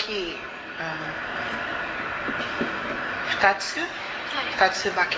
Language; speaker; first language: Japanese; non-native, learner; Cebuano